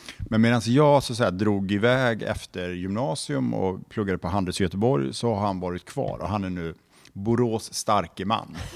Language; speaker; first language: Swedish; native; Swedish